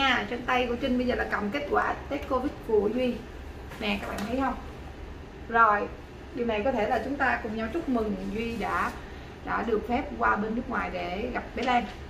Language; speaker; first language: Vietnamese; native; Vietnamese